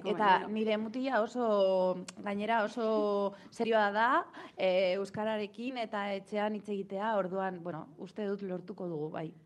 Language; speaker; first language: Basque; non-native, local second language; Spanish